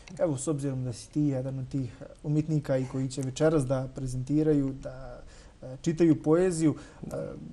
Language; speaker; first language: Croatian; native; Croatian